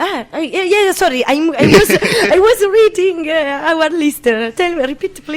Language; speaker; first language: English; non-native, learner; Italian